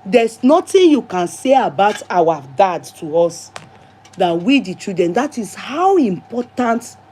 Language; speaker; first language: English; non-native, local second language; Yoruba